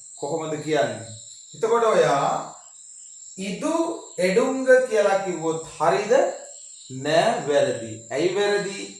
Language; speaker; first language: Sinhala; non-native, local second language; Tamil